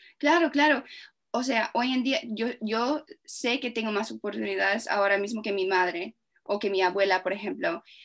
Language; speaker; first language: Spanish; non-native, fluent; English